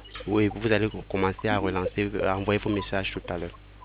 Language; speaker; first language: French; native; French